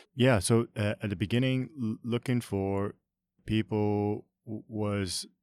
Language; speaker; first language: English; non-native, local second language; Cantonese